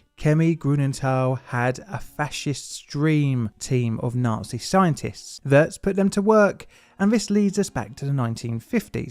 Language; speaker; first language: English; native; English